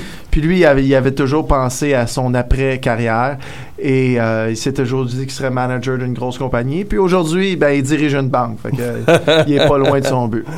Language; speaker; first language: French; native; French